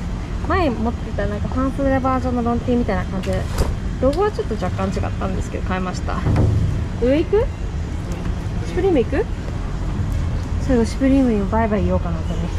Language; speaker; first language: Japanese; native; Japanese